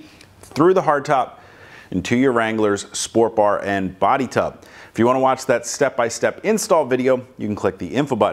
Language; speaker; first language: English; native; English